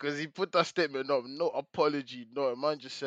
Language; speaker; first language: English; native; English